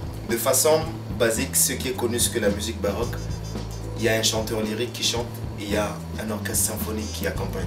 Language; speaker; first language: French; non-native, local second language; Lingala